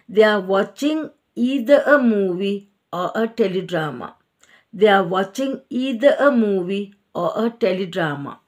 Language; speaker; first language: English; non-native, local second language; Sinhala